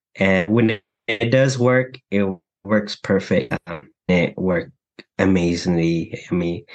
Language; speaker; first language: English; early bilingual, other home language; Mixtepec Mixtec